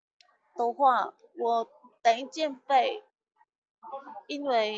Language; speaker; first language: Chinese; non-native, learner; Korean